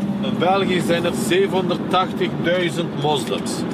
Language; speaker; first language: Dutch; early bilingual, other home language; Turkish